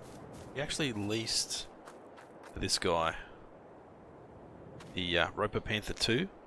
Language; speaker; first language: English; native; English